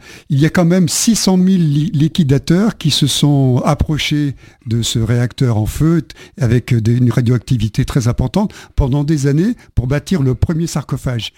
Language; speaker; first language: French; native; French